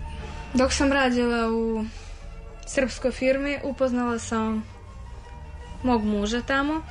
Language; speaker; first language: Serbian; non-native, fluent; Russian